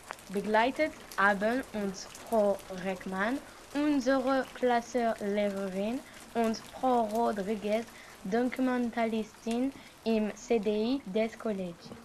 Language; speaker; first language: German; non-native, learner; French